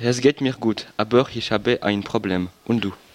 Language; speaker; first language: German; non-native, learner; French